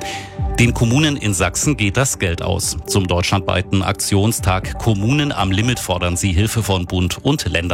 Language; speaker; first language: German; native; German